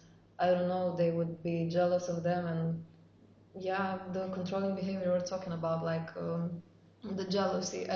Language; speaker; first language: English; non-native, fluent; Romanian